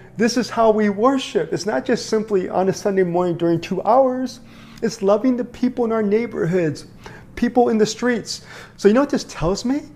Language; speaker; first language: English; early bilingual, other home language; Korean